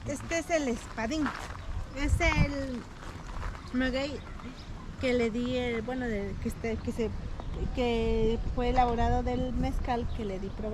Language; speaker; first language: Spanish; native; Spanish